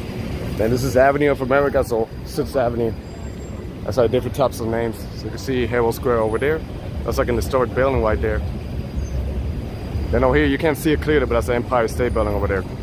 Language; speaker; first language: English; non-native, local second language; Spanish